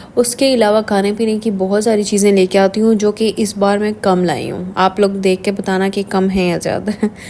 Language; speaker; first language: Urdu; native; Urdu